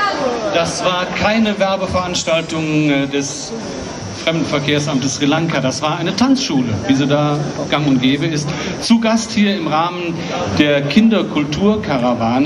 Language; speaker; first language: German; native; German